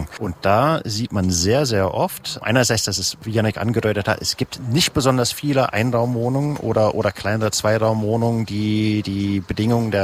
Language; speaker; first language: German; native; German